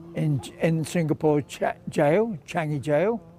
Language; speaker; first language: English; native; English